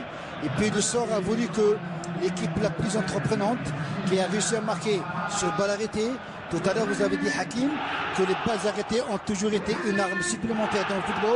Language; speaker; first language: French; non-native, local second language; Arabic